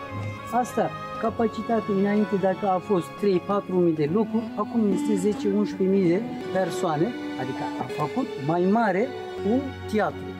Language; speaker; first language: Romanian; non-native, learner; Turkish